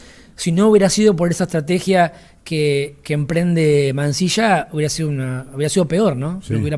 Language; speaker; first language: Spanish; native; Spanish